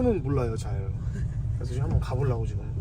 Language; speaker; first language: Korean; native; Korean